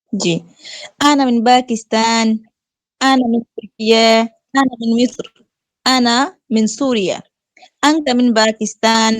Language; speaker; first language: Arabic; non-native, learner; Bangla